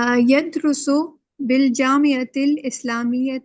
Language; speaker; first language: Arabic; non-native, learner; Urdu